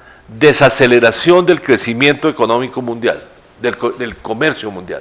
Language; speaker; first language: Spanish; native; Spanish